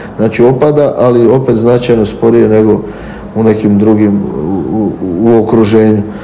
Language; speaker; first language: Croatian; native; Croatian